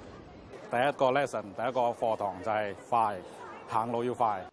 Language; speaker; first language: Cantonese; native; Cantonese